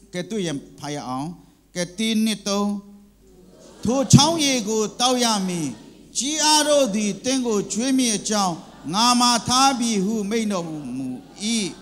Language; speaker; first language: Burmese; non-native, local second language; Kachin